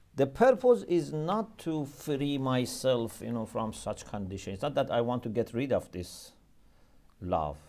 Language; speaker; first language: English; non-native, fluent; Persian